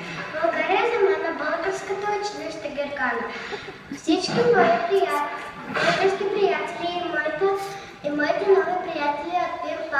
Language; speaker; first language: Bulgarian; early bilingual, heritage; Bulgarian